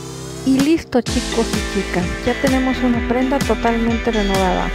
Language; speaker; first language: Spanish; native; Spanish